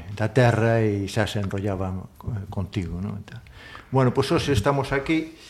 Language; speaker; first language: Galician; non-native, local second language; Spanish